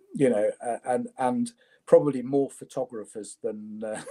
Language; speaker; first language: English; native; English